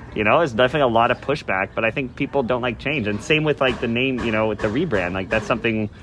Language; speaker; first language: English; native; English